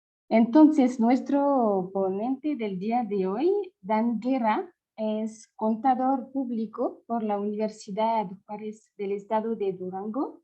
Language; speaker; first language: Spanish; non-native, fluent; French